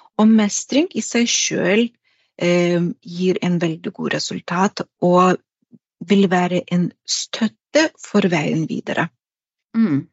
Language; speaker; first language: Norwegian; non-native, fluent; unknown